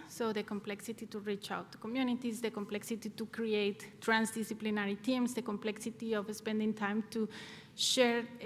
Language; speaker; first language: English; non-native, fluent; Spanish